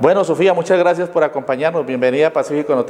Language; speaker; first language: Spanish; native; Spanish